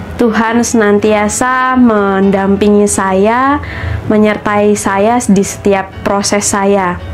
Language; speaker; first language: Indonesian; native; Indonesian